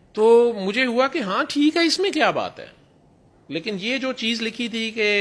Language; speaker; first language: Urdu; non-native, local second language; Punjabi